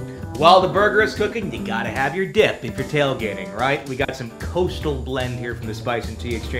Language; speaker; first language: English; native; English